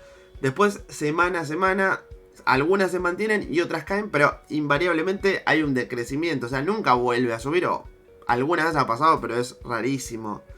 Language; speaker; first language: Spanish; native; Spanish